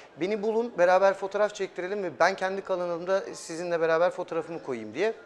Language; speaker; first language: Turkish; early bilingual, heritage; German